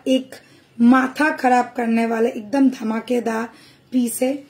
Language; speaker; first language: Hindi; non-native, local second language; Bangla